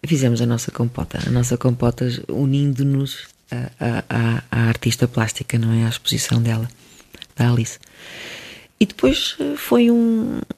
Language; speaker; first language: Portuguese; early bilingual, other home language; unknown